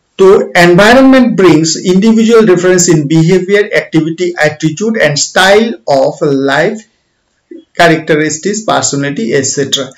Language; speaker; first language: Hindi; non-native, local second language; Bangla